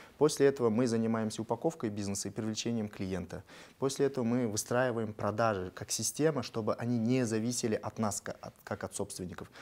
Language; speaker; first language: Russian; native; Russian